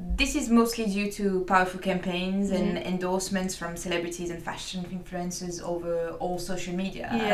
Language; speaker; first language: English; non-native, fluent; French